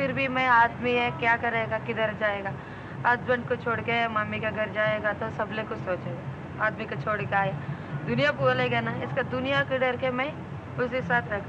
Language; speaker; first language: Hindi; non-native, local second language; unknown